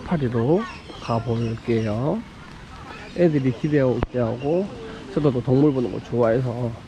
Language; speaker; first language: Korean; native; Korean